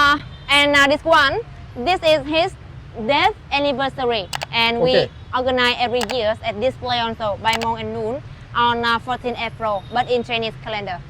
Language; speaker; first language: English; non-native, learner; Vietnamese